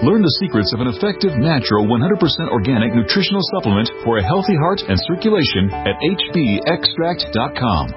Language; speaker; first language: English; native; English